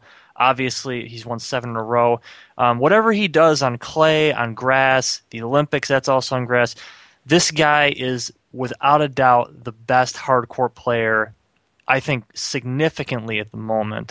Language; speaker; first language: English; native; English